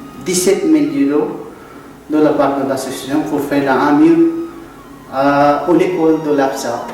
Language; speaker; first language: French; non-native, learner; Nepali